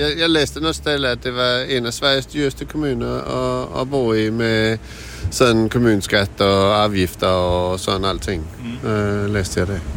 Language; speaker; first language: Swedish; non-native, fluent; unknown